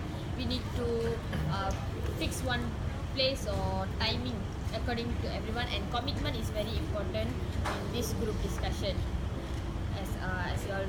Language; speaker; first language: English; non-native, local second language; Malay